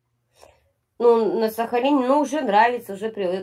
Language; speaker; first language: Russian; native; Russian